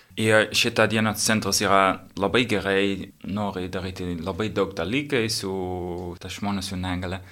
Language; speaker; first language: Lithuanian; non-native, learner; English